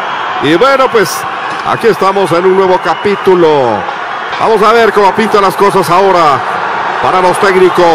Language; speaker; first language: Spanish; native; Spanish